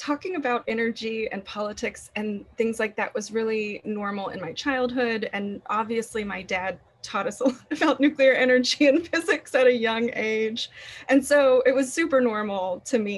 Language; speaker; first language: English; native; English